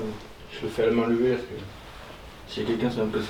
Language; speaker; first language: French; native; French